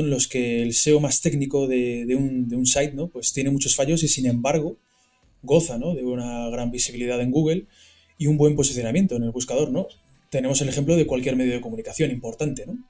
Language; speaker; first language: Spanish; native; Spanish